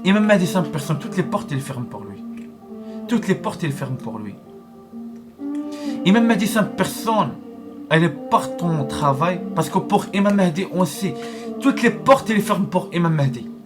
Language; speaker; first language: French; non-native, learner; Arabic